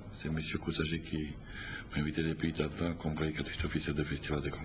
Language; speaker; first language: French; non-native, learner; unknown